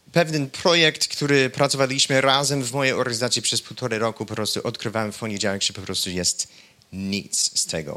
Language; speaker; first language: Polish; non-native, fluent; English